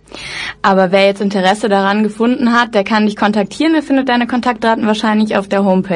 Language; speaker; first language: German; native; German